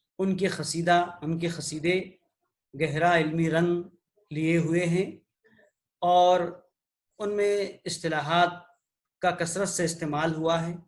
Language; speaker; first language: Urdu; native; Urdu